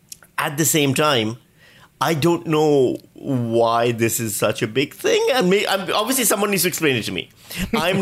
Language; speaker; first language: English; non-native, local second language; Urdu